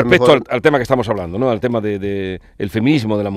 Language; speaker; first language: Spanish; native; Spanish